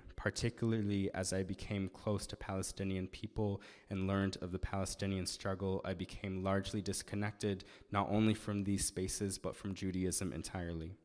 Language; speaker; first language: English; native; English